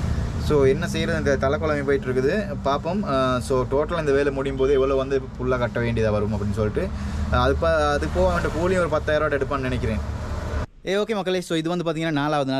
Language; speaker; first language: Tamil; native; Tamil